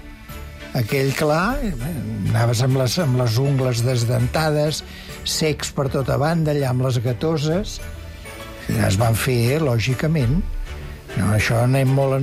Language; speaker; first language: Catalan; native; Catalan